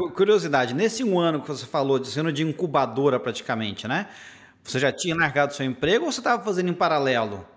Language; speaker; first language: Portuguese; native; Portuguese